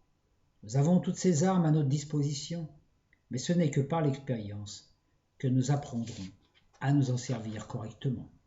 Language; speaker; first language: French; native; French